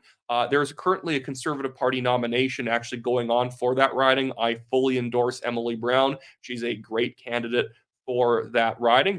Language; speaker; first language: English; native; English